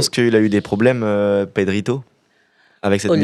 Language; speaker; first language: French; native; French